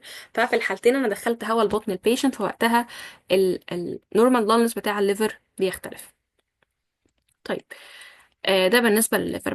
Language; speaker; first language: Arabic; native; Arabic